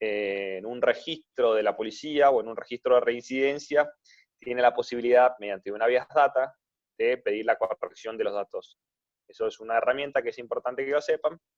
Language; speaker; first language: Spanish; native; Spanish